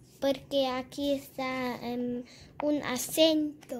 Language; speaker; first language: Spanish; early bilingual, heritage; German